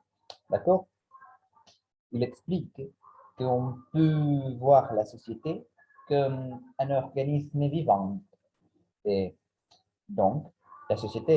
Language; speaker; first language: French; non-native, learner; Spanish